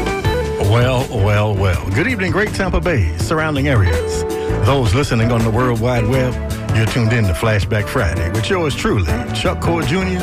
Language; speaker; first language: English; native; English